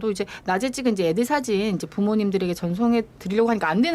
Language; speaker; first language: Korean; native; Korean